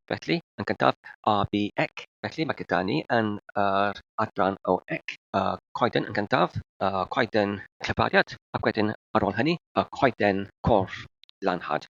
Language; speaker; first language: Welsh; non-native, learner; English